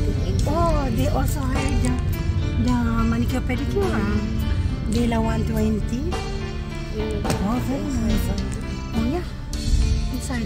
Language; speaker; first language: English; non-native, learner; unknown